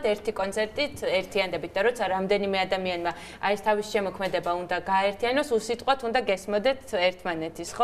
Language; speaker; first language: Georgian; native; Georgian